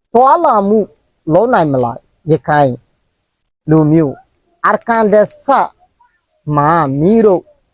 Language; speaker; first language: Burmese; non-native, local second language; Rohingya